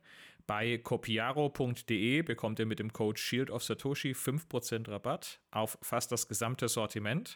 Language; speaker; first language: German; native; German